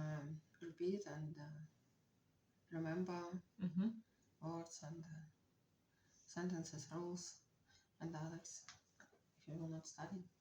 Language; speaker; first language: English; non-native, learner; Russian